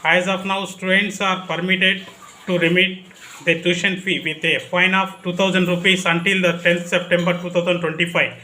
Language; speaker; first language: English; non-native, local second language; Telugu